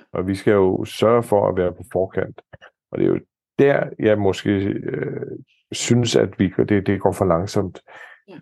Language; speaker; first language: Danish; native; Danish